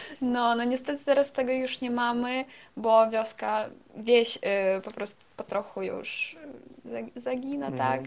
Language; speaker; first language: Polish; non-native, fluent; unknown